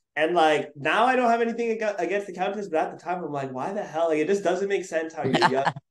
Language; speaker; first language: English; native; English